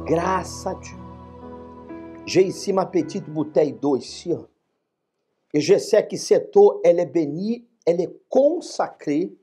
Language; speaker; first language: French; non-native, fluent; Portuguese